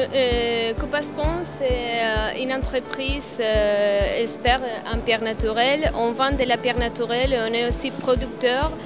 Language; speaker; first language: French; non-native, fluent; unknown